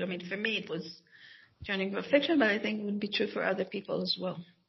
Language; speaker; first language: English; non-native, fluent; Hebrew